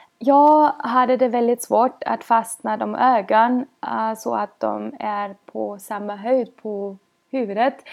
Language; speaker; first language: Swedish; non-native, fluent; German